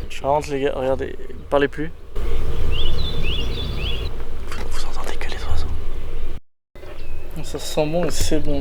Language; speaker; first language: French; native; French